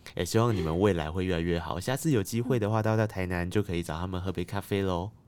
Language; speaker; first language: Chinese; native; Chinese